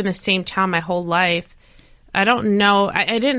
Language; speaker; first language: English; native; English